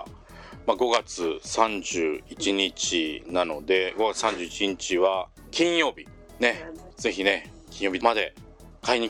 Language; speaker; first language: Japanese; native; Japanese